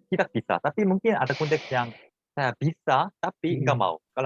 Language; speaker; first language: Indonesian; non-native, fluent; Korean